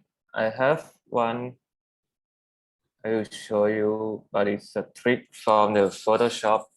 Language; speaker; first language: English; non-native, learner; Thai